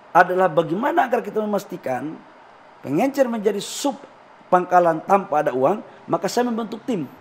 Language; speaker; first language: Indonesian; native; Indonesian